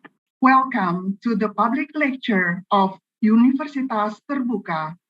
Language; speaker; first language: English; non-native, fluent; Indonesian